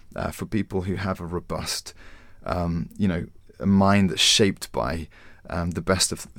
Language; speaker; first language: English; native; English